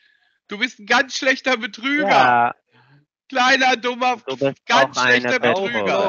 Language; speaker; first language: German; native; German